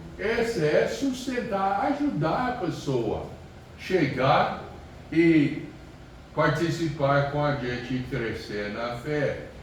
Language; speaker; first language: Portuguese; non-native, fluent; English